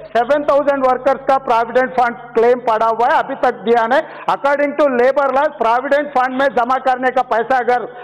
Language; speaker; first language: Hindi; non-native, local second language; Telugu